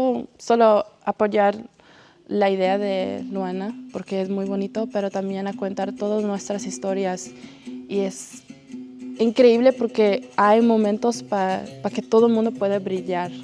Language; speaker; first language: Spanish; non-native, fluent; English